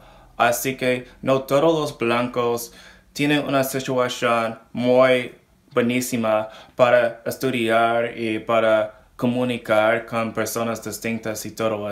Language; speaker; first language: Spanish; non-native, learner; English